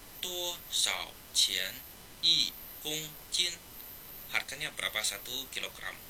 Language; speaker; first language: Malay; non-native, fluent; Chinese